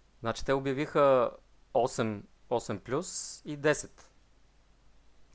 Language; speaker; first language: Bulgarian; native; Bulgarian